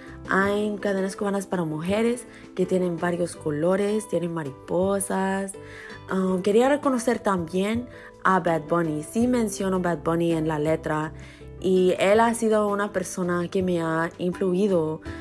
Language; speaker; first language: Spanish; early bilingual, other home language; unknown